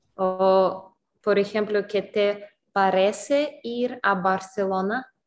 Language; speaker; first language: Spanish; non-native, learner; English